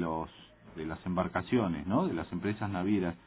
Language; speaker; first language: Spanish; native; Spanish